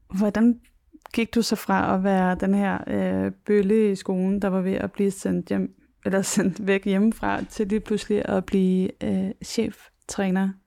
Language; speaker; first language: Danish; native; Danish